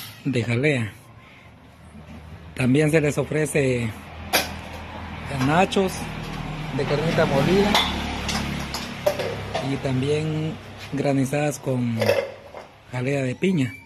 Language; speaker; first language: Spanish; native; Spanish